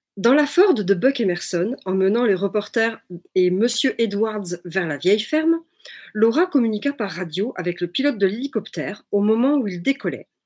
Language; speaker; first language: French; native; French